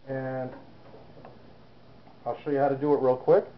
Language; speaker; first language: English; native; English